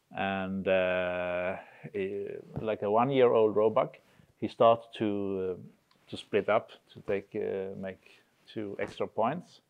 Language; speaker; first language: English; non-native, fluent; Swedish